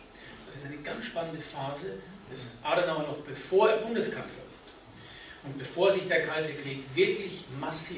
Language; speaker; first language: German; native; German